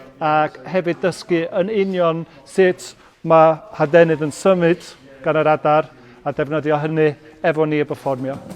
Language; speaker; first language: Welsh; non-native, fluent; English